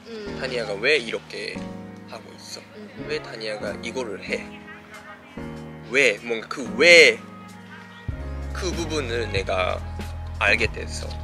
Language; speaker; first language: Korean; non-native, fluent; Japanese